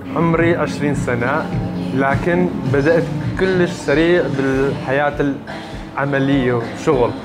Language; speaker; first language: Arabic; non-native, local second language; Kurdish